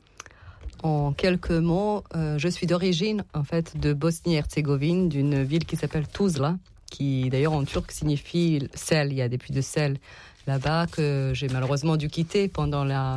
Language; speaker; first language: French; non-native, fluent; Serbian